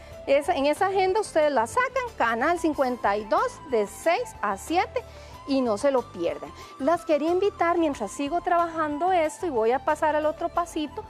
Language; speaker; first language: Spanish; native; Spanish